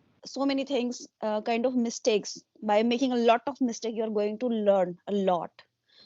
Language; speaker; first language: English; non-native, local second language; Hindi